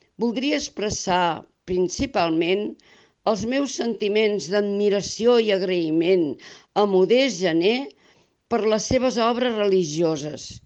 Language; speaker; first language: Catalan; native; Catalan